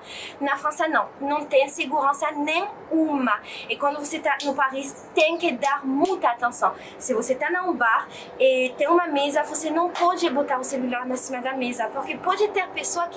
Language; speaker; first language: Portuguese; non-native, fluent; French